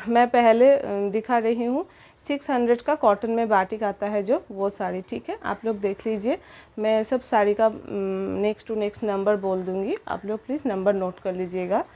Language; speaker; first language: Hindi; non-native, local second language; Bangla